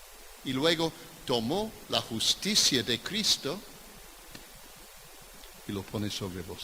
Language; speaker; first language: Spanish; non-native, fluent; English